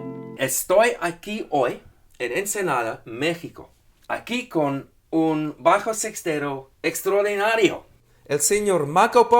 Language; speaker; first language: Spanish; non-native, fluent; English